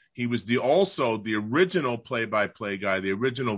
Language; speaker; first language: English; native; English